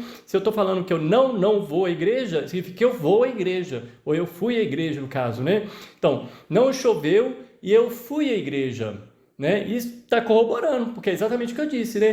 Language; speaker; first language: Portuguese; native; Portuguese